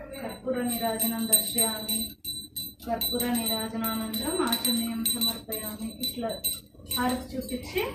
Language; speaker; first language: Telugu; native; Telugu